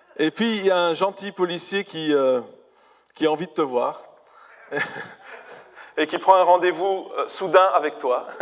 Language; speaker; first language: French; native; French